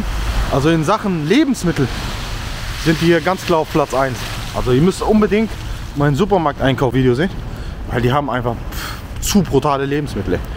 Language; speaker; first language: German; native; German